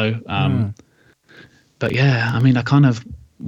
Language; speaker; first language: English; native; English